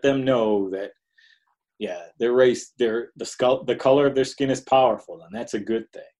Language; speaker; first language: English; native; English